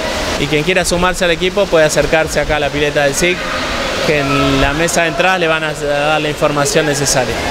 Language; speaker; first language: Spanish; native; Spanish